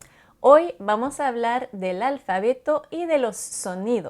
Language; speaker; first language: Spanish; non-native, fluent; French